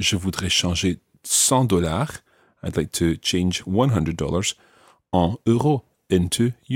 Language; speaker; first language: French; non-native, fluent; English